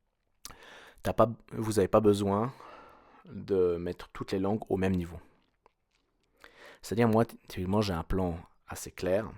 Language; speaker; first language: French; native; French